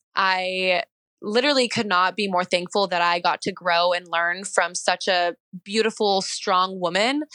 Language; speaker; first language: English; native; English